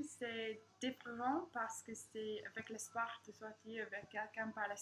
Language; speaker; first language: French; non-native, learner; English